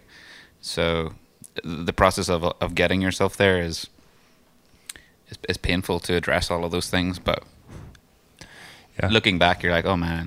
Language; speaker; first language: English; native; English